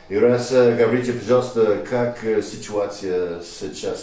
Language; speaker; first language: Russian; non-native, learner; English